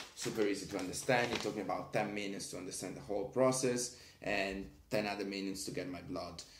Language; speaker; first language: English; non-native, fluent; Italian